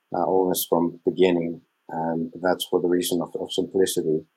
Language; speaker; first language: English; non-native, fluent; Icelandic